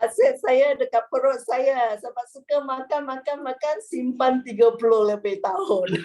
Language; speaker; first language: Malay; non-native, local second language; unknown